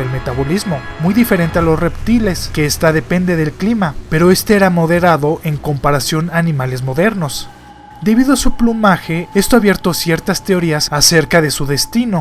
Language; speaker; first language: Spanish; native; Spanish